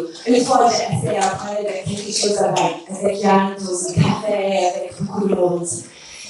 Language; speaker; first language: French; non-native, learner; English